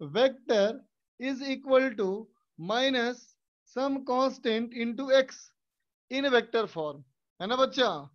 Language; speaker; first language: Hindi; native; Hindi